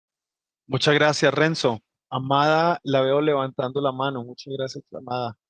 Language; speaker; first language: Spanish; native; Spanish